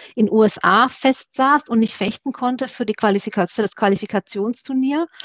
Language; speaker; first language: German; early bilingual, other home language; Romanian